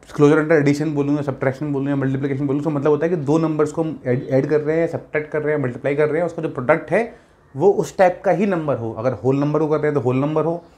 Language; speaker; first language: Hindi; native; Hindi